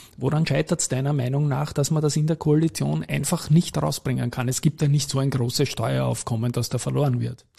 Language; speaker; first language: German; native; German